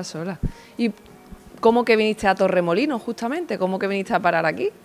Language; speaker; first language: Spanish; native; Spanish